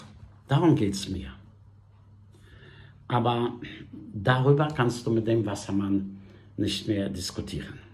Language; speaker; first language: German; non-native, fluent; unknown